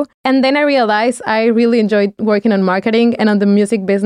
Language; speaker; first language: English; non-native, fluent; Spanish